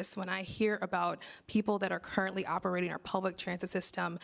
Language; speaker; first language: English; native; English